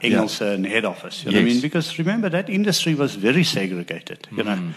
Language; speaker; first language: English; non-native, local second language; Afrikaans